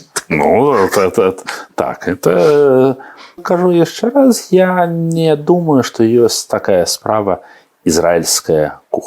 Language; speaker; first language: Belarusian; non-native, learner; Russian